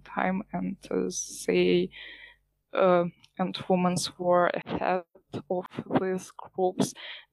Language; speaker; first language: English; non-native, learner; Ukrainian